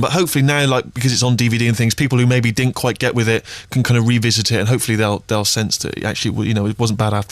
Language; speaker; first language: English; native; English